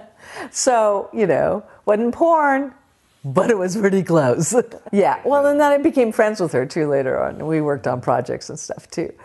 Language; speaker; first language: English; native; English